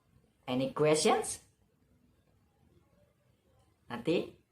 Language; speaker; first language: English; non-native, learner; Indonesian